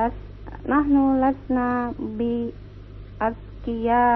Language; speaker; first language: Arabic; non-native, learner; Indonesian